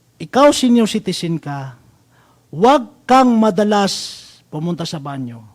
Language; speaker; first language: Filipino; non-native, local second language; Maranao